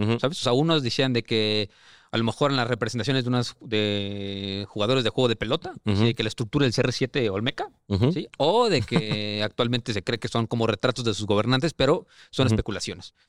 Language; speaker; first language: Spanish; native; Spanish